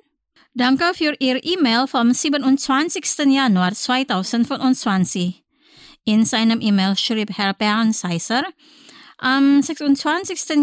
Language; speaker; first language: German; non-native, fluent; Indonesian